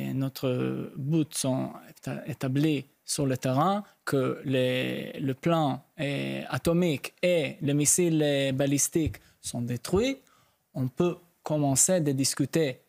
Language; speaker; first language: French; non-native, fluent; Hebrew